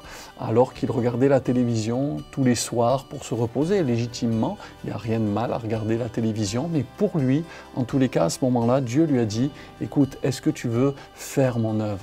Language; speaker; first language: French; native; French